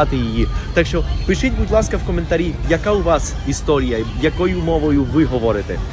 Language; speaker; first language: Ukrainian; non-native, fluent; Spanish